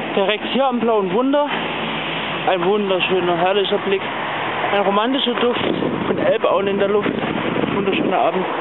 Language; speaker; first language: German; native; German